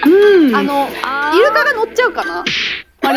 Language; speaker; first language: Japanese; native; Japanese